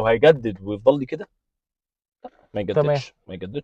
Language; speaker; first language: Arabic; native; Arabic